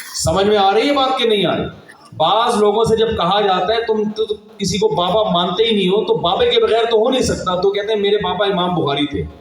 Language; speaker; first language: Urdu; native; Urdu